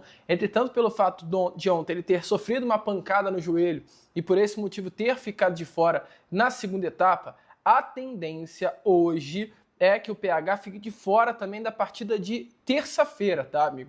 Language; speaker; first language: Portuguese; native; Portuguese